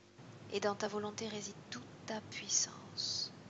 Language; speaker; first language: French; native; French